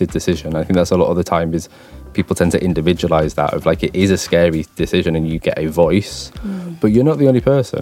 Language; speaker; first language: English; native; English